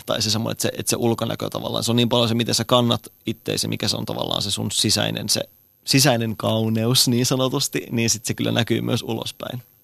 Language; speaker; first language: Finnish; native; Finnish